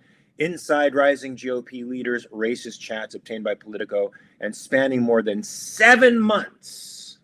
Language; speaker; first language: English; native; English